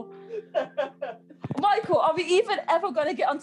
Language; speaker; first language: English; native; English